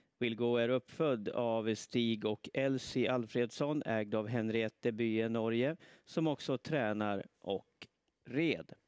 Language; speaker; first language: Swedish; native; Swedish